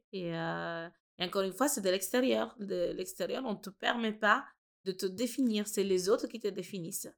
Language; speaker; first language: French; non-native, fluent; Gujarati